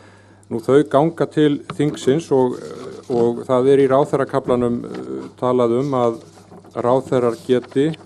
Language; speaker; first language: Icelandic; native; Icelandic